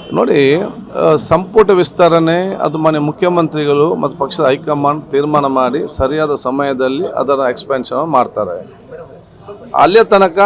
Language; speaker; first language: Kannada; non-native, local second language; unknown